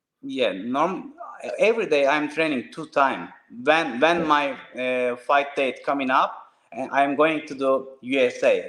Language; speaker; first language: English; non-native, learner; Turkish